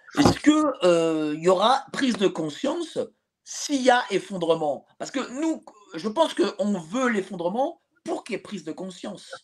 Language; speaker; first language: French; native; French